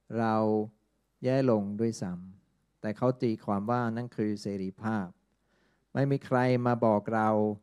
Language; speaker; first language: Thai; non-native, fluent; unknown